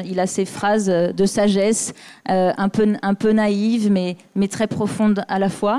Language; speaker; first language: French; native; French